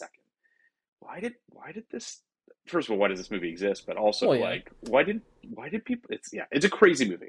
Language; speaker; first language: English; native; English